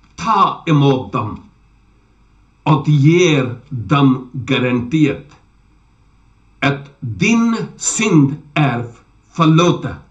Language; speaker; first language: Swedish; non-native, learner; Urdu